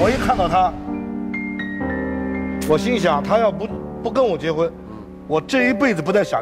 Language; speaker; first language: Chinese; native; Chinese